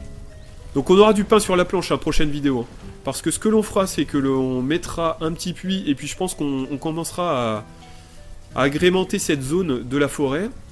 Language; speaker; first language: French; native; French